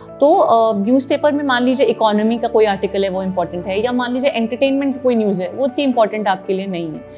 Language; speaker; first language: Hindi; native; Hindi